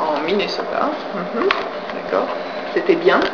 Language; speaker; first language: French; non-native, fluent; English